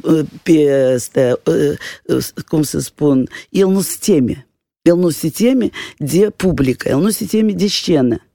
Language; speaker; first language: Romanian; non-native, local second language; Russian